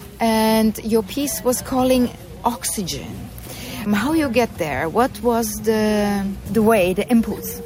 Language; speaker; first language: English; non-native, fluent; German